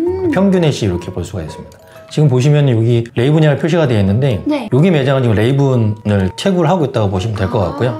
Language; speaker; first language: Korean; native; Korean